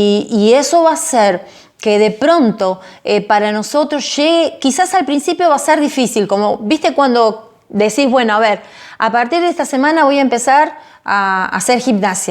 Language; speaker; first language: Spanish; native; Spanish